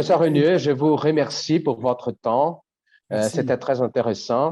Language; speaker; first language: French; non-native, fluent; Portuguese